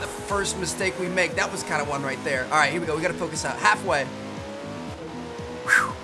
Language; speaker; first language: English; native; English